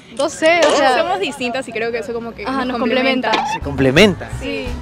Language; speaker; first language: Spanish; native; Spanish